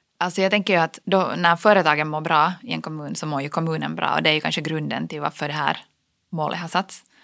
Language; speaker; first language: Swedish; native; Swedish